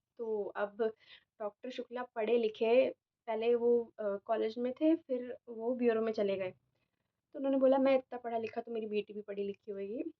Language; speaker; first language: Hindi; native; Hindi